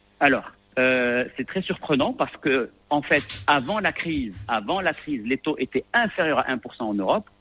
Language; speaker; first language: French; non-native, local second language; Arabic